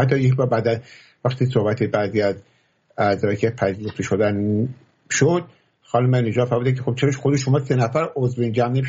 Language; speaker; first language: Persian; native; Persian